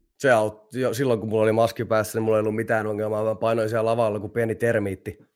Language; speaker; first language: Finnish; native; Finnish